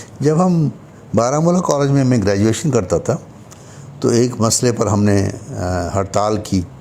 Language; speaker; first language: Urdu; non-native, local second language; Kashmiri